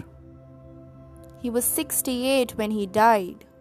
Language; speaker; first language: English; non-native, local second language; Hindi